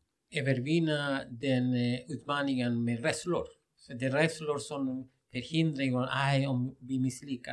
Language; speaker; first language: Swedish; non-native, fluent; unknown